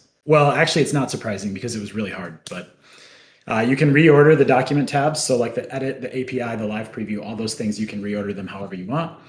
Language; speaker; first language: English; native; English